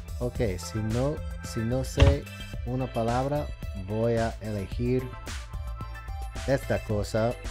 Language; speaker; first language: Spanish; non-native, learner; English